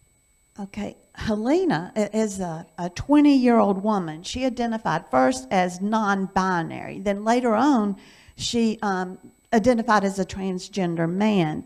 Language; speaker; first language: English; native; English